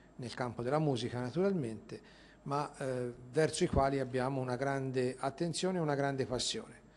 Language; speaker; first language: Italian; native; Italian